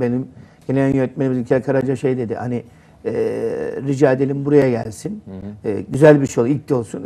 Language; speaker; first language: Turkish; native; Turkish